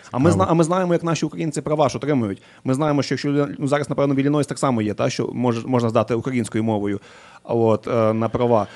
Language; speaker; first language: Ukrainian; native; Ukrainian